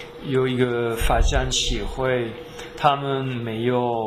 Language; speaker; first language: Chinese; non-native, fluent; French